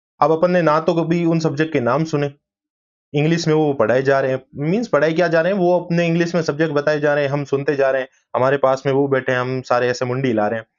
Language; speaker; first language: Hindi; native; Hindi